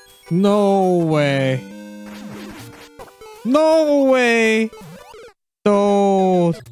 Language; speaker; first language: English; non-native, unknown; Japanese